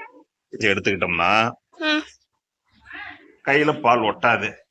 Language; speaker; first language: Tamil; native; Tamil